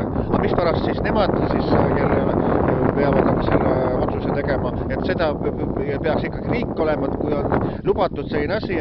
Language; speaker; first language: Estonian; native; Estonian